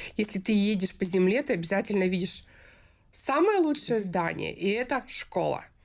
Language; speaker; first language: Russian; native; Russian